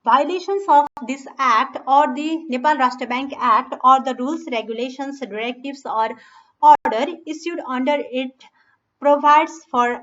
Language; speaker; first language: English; non-native, local second language; Nepali